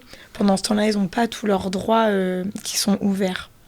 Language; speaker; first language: French; native; French